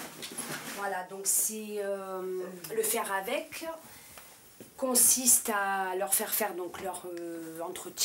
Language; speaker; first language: French; native; French